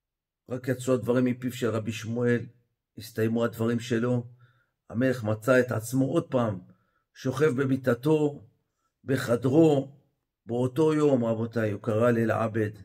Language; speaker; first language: Hebrew; native; Hebrew